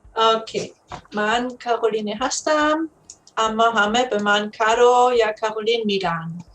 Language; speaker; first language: Persian; non-native, learner; German